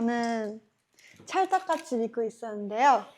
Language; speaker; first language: Korean; native; Korean